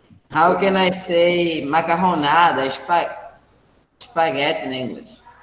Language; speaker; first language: English; non-native, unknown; Portuguese